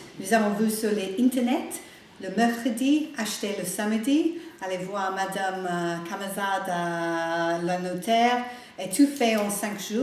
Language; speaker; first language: French; non-native, learner; English